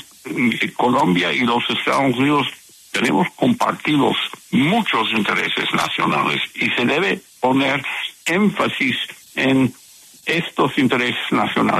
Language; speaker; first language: Spanish; non-native, fluent; English